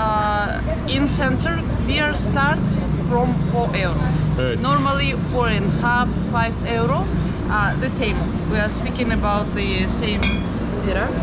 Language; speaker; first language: English; non-native, fluent; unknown